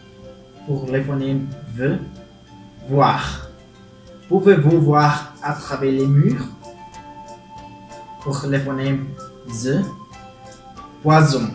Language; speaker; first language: French; non-native, learner; Spanish